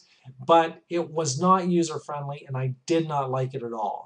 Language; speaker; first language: English; native; English